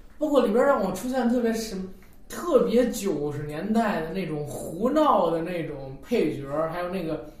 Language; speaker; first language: Chinese; native; Chinese